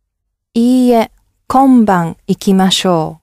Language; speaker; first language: Japanese; non-native, learner; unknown